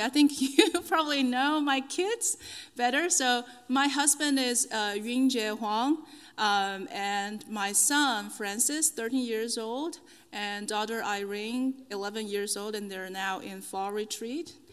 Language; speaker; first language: English; non-native, fluent; Chinese